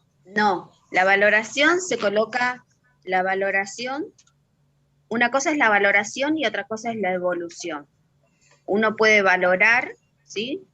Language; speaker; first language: Spanish; native; Spanish